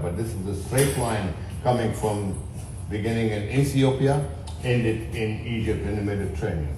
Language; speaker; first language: English; non-native, fluent; Arabic